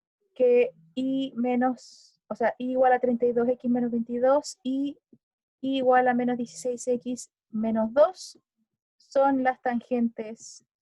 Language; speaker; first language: Spanish; native; Spanish